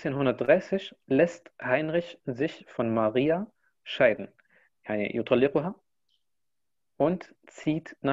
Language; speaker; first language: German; non-native, fluent; Arabic